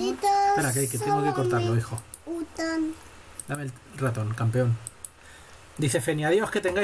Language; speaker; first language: Spanish; native; Spanish